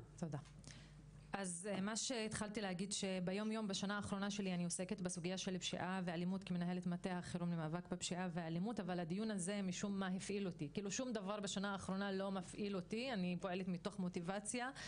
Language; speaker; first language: Hebrew; non-native, local second language; Arabic